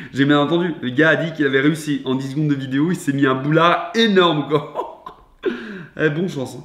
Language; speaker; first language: French; native; French